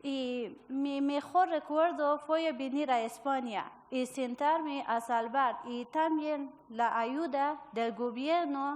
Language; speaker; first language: Spanish; non-native, learner; Persian